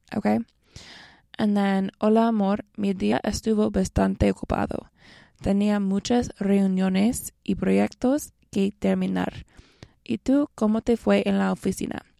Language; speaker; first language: Spanish; non-native, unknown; English